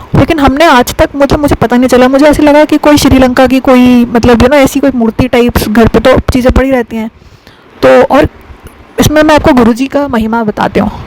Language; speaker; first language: Hindi; native; Hindi